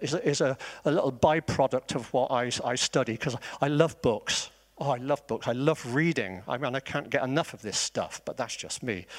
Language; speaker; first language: English; native; English